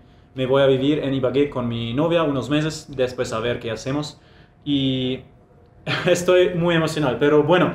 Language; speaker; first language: Spanish; non-native, fluent; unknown